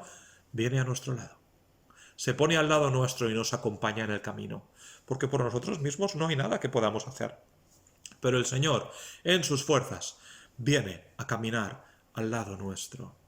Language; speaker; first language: Spanish; native; Spanish